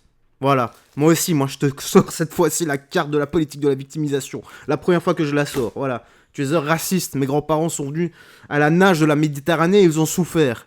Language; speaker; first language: French; native; French